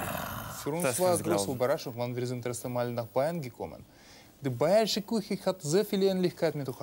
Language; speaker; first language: German; non-native, learner; Russian